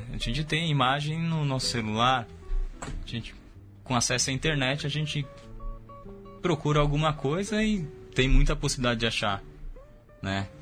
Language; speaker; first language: Portuguese; native; Portuguese